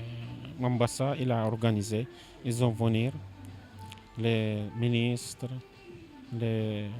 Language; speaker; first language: French; non-native, learner; Persian